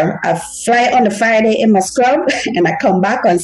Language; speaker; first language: English; early bilingual, other home language; Haitian Creole